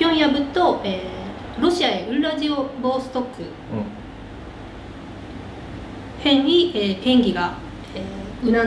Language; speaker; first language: Korean; early bilingual, heritage; Korean